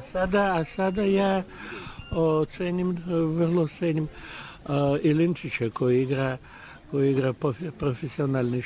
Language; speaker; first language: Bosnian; non-native, learner; Russian